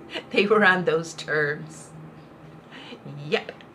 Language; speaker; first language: English; non-native, local second language; Spanish